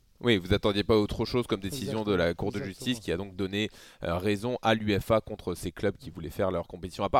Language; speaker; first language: French; native; French